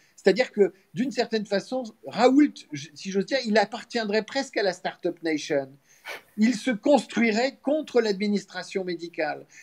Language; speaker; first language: French; native; French